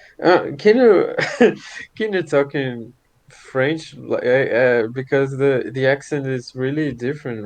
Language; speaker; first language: English; non-native, fluent; Portuguese